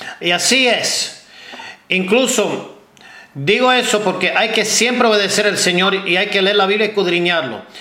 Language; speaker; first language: Spanish; early bilingual, heritage; Spanish